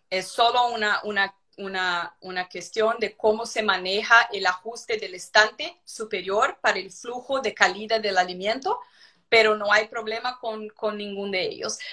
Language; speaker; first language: Spanish; non-native, fluent; Portuguese